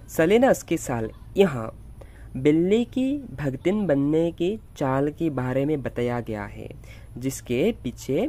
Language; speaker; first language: Hindi; non-native, local second language; Assamese